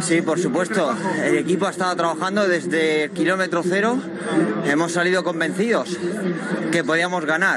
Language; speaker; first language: Spanish; native; Spanish